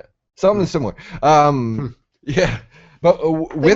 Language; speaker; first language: English; native; English